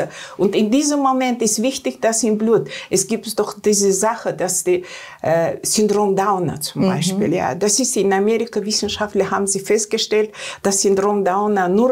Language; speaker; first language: German; non-native, learner; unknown